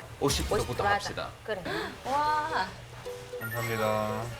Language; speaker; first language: Korean; non-native, fluent; Spanish